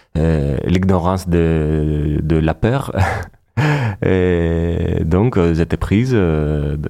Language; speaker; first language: French; non-native, fluent; Greek